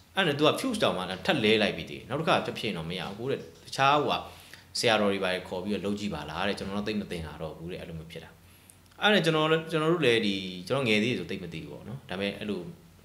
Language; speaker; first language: Burmese; native; Burmese